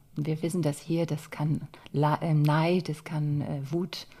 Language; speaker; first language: German; non-native, fluent; English